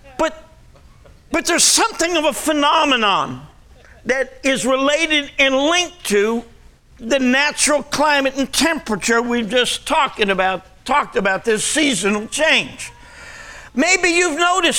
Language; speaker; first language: English; native; English